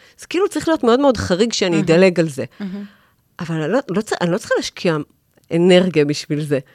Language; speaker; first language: Hebrew; native; Hebrew